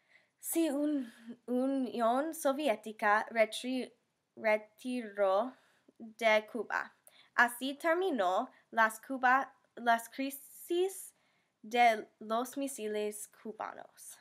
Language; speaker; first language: Spanish; non-native, learner; English